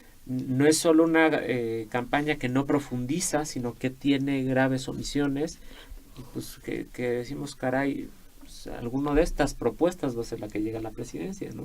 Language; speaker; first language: Spanish; native; Spanish